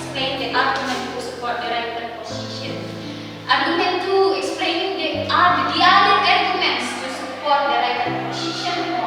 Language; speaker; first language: English; non-native, fluent; Indonesian